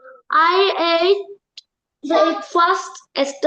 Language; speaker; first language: English; non-native, learner; Malayalam